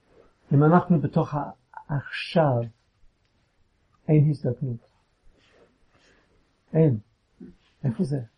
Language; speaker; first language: Hebrew; non-native, fluent; English